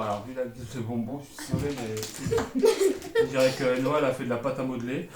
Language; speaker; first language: French; native; French